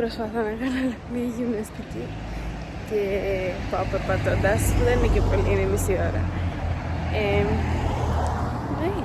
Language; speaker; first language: Greek; early bilingual, heritage; Greek